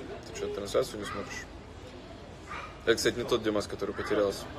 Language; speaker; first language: Russian; native; Russian